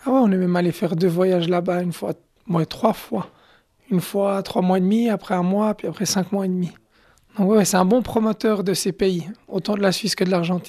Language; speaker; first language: French; native; French